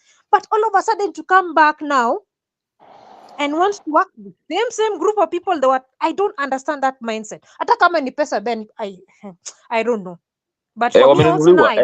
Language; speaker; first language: English; non-native, local second language; Swahili